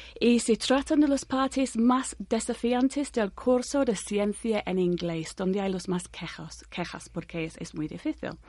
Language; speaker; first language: Spanish; non-native, fluent; English